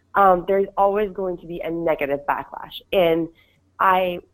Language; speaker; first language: English; non-native, fluent; Persian